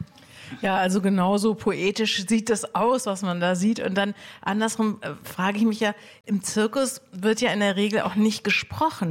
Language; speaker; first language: German; native; German